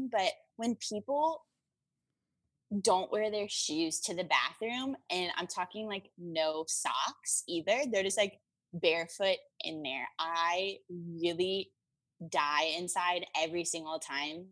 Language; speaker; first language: English; native; English